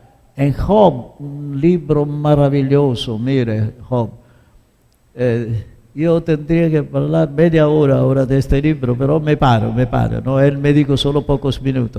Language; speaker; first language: Spanish; non-native, fluent; Italian